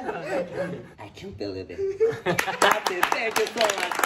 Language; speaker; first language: English; non-native, learner; Japanese